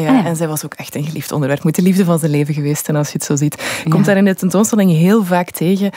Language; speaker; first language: Dutch; native; Dutch